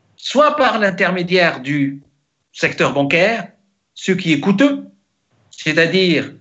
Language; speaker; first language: French; non-native, local second language; Arabic